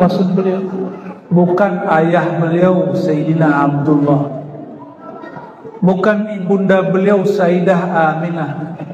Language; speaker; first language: Indonesian; native; Indonesian